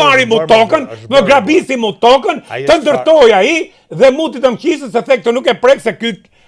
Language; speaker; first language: Albanian; native; Albanian